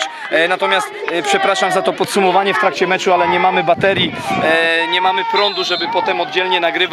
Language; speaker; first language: Polish; native; Polish